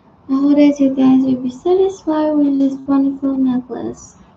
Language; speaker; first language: English; non-native, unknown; Chinese